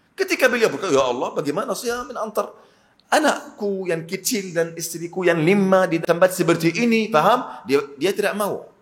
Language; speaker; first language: Malay; non-native, fluent; Arabic